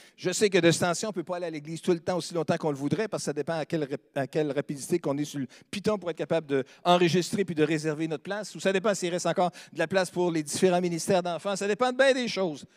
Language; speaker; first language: French; native; French